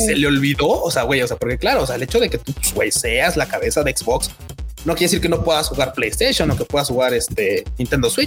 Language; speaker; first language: Spanish; native; Spanish